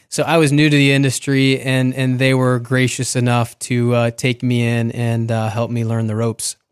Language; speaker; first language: English; early bilingual, other home language; Spanish